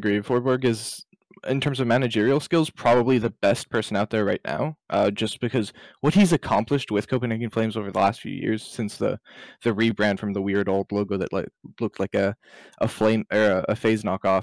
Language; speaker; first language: English; native; English